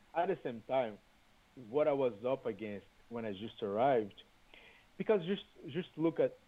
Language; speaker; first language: English; non-native, fluent; Portuguese